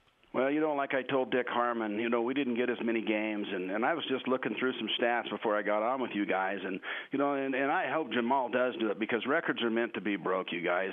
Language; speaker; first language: English; native; English